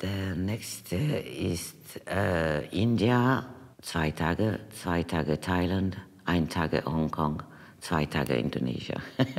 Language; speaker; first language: German; non-native, learner; French